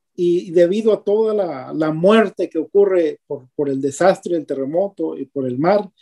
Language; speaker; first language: Spanish; native; Spanish